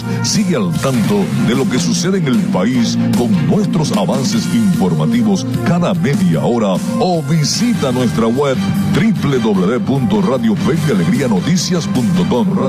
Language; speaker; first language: Spanish; native; Spanish